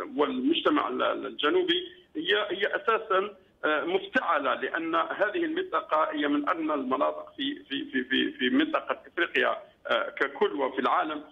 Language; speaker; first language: Arabic; native; Arabic